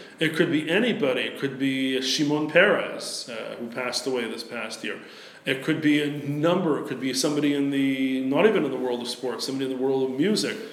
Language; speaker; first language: English; native; English